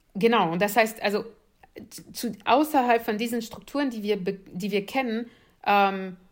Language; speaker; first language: German; non-native, fluent; French